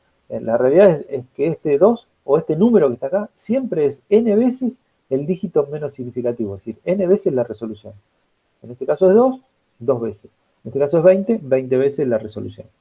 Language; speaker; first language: Spanish; native; Spanish